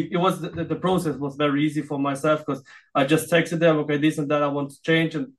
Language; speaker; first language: English; non-native, fluent; Filipino